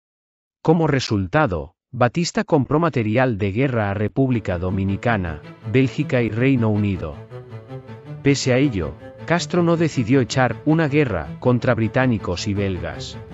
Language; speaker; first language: Spanish; native; Spanish